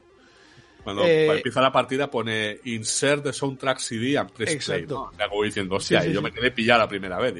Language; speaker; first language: Spanish; native; Spanish